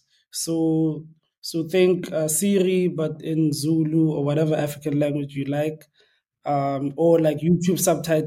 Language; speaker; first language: English; non-native, local second language; Xhosa